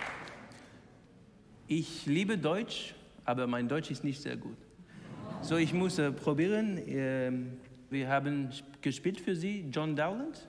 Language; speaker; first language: German; non-native, learner; English